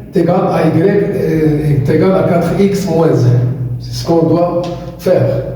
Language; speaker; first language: French; non-native, local second language; Arabic